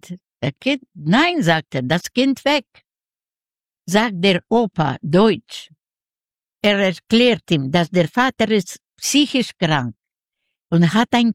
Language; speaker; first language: German; non-native, learner; Yiddish